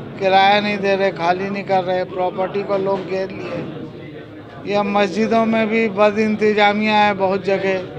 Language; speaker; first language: Hindi; native; Hindi